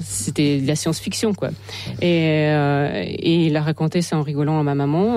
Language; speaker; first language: French; non-native, fluent; Russian